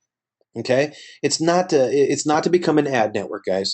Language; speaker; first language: English; native; English